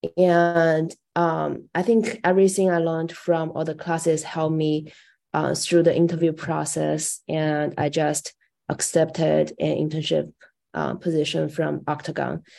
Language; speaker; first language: English; non-native, fluent; Chinese